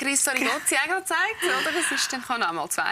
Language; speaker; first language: German; native; German